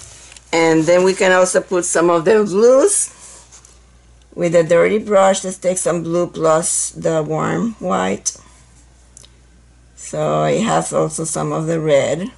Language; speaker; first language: English; non-native, fluent; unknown